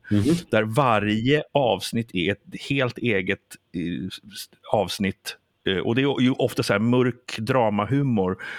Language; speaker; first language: Swedish; early bilingual, heritage; Swedish